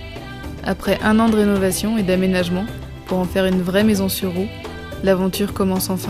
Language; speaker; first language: French; native; French